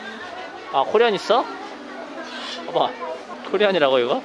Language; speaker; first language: Korean; native; Korean